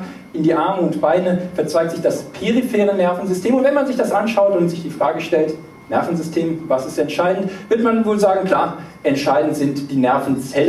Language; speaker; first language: German; native; German